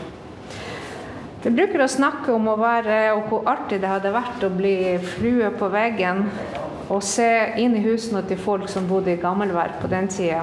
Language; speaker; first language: Norwegian; non-native, fluent; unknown